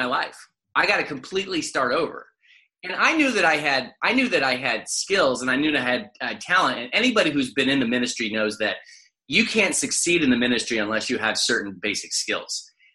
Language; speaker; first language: English; native; English